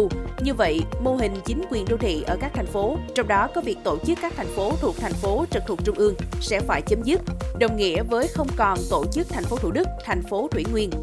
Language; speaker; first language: Vietnamese; native; Vietnamese